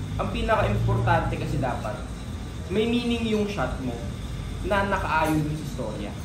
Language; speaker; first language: Filipino; native; Filipino